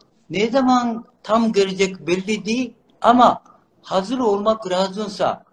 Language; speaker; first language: Turkish; non-native, learner; Japanese